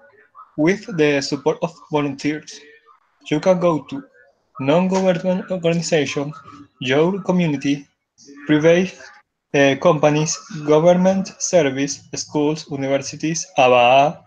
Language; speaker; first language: English; non-native, learner; Spanish